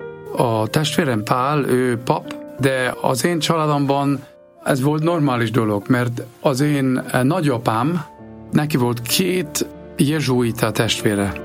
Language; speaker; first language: Hungarian; non-native, fluent; German